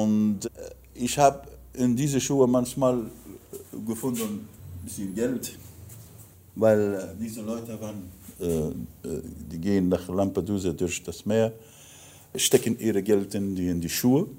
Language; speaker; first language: German; non-native, learner; Arabic